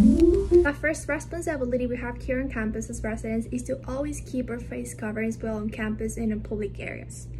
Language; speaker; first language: English; non-native, local second language; Spanish